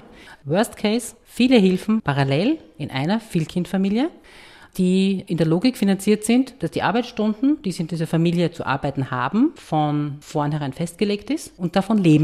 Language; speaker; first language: German; native; German